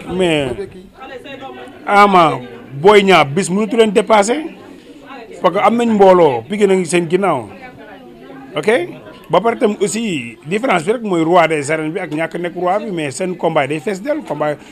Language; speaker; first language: Wolof; native; Wolof